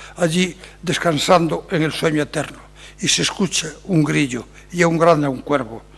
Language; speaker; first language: Spanish; non-native, local second language; Galician